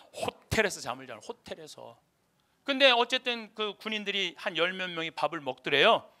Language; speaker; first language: Korean; native; Korean